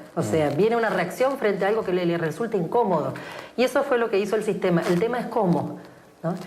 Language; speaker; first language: Spanish; native; Spanish